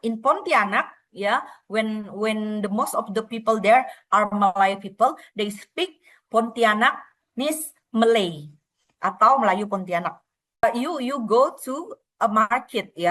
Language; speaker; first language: English; non-native, fluent; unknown